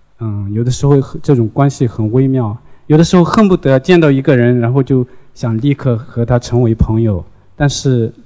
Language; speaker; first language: Chinese; non-native, local second language; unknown